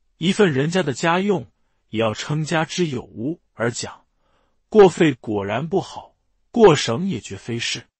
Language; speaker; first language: Chinese; native; Chinese